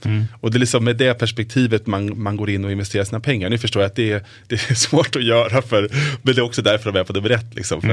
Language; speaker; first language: Swedish; native; Swedish